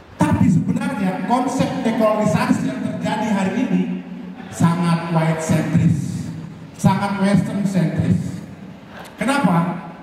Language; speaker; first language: Indonesian; native; Indonesian